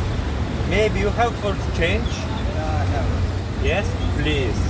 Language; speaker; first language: English; non-native, learner; Slovenian